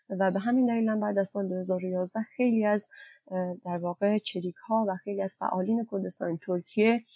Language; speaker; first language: Persian; non-native, local second language; Kurdish